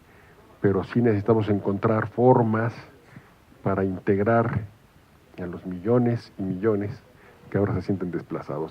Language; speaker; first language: Spanish; native; Spanish